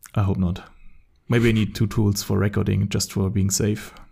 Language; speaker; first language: English; non-native, fluent; German